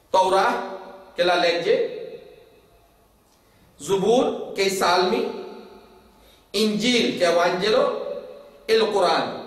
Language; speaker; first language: Italian; non-native, fluent; Urdu